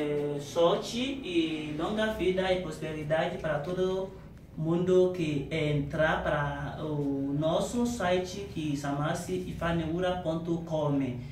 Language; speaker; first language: Portuguese; non-native, learner; Yoruba